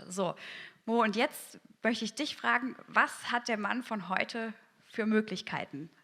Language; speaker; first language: German; native; German